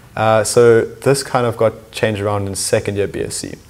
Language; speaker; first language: English; native; English